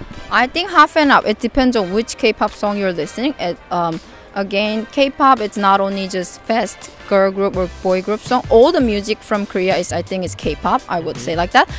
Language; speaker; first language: English; non-native, learner; Korean